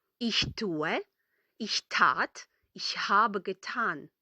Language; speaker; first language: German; non-native, fluent; Ukrainian